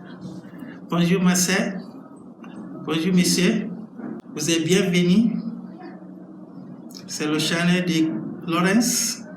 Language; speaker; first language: French; non-native, learner; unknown